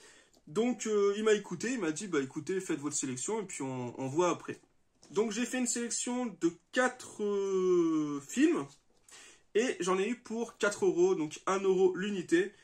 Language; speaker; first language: French; native; French